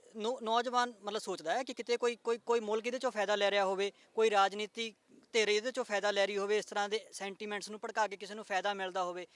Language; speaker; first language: Punjabi; native; Punjabi